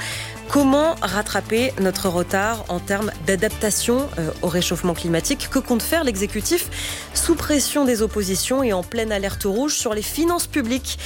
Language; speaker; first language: French; native; French